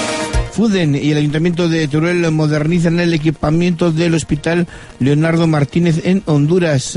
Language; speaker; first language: Spanish; native; Spanish